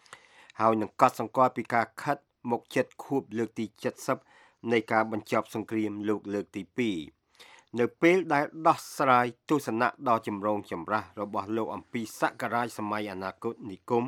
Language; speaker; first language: Khmer; native; Khmer